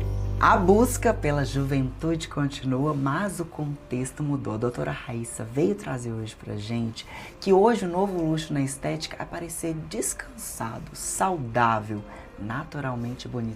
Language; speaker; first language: Portuguese; native; Portuguese